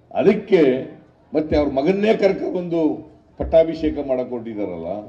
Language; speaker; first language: Kannada; native; Kannada